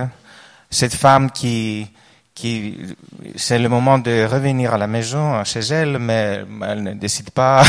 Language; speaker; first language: French; non-native, fluent; Greek